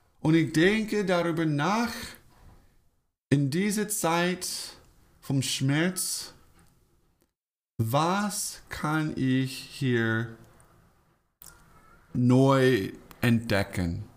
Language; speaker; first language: German; non-native, fluent; English